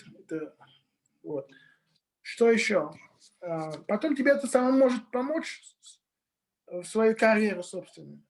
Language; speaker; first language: Russian; non-native, fluent; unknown